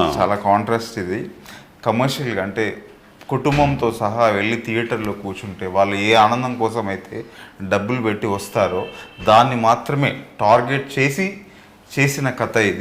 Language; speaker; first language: Telugu; native; Telugu